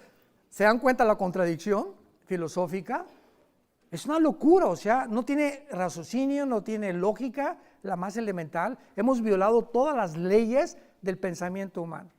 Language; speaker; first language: Spanish; native; Spanish